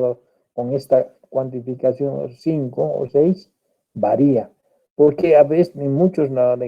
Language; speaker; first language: Spanish; native; Spanish